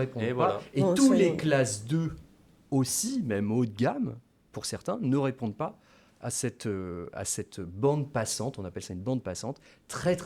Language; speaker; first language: French; native; French